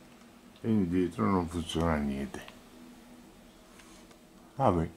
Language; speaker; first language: Italian; native; Italian